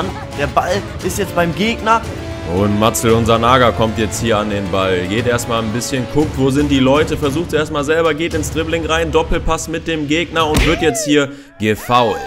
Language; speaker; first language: German; native; German